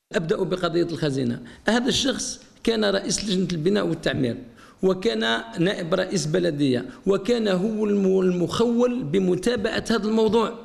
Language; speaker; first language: Arabic; native; Arabic